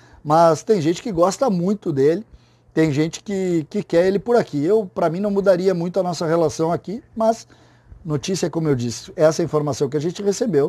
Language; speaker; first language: Portuguese; native; Portuguese